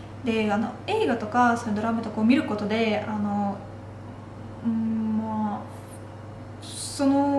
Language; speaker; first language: Japanese; non-native, fluent; Russian